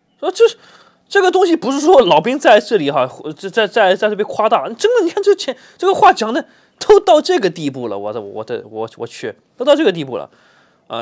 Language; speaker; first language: Chinese; native; Chinese